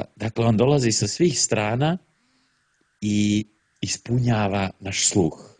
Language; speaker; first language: Serbian; native; Serbian